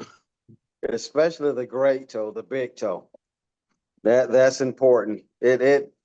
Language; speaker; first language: English; native; English